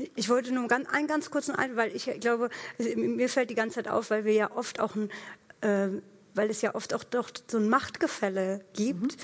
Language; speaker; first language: German; early bilingual, other home language; Persian